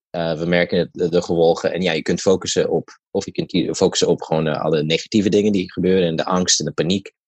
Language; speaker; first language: Dutch; non-native, fluent; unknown